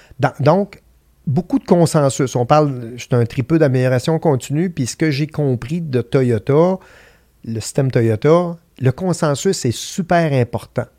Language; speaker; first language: French; native; French